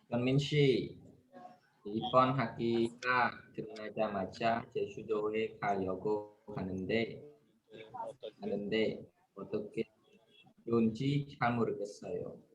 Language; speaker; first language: Korean; non-native, learner; Khmer